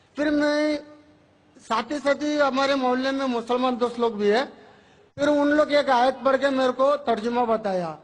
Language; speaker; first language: Hindi; non-native, local second language; Tamil